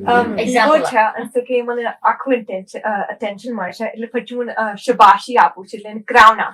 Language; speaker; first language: Gujarati; early bilingual, heritage; Gujarati